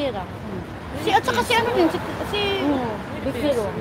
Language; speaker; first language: Japanese; non-native, learner; Filipino